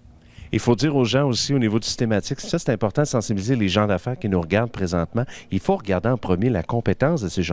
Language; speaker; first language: French; native; French